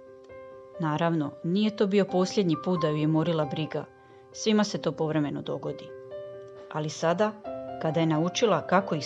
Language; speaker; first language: Croatian; native; Croatian